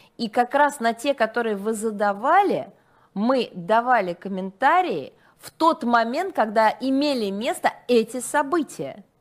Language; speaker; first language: Russian; native; Russian